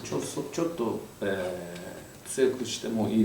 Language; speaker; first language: Japanese; non-native, fluent; Turkish